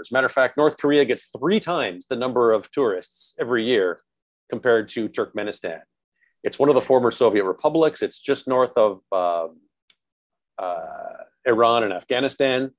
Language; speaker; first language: English; native; English